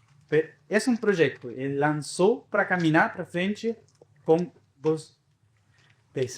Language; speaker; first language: Portuguese; non-native, fluent; Spanish